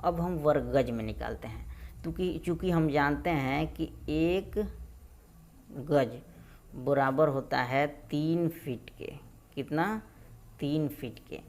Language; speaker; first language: Hindi; native; Hindi